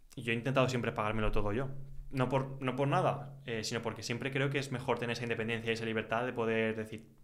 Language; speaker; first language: Spanish; native; Spanish